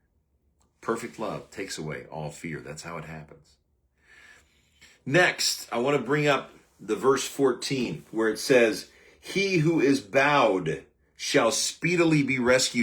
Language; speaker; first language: English; native; English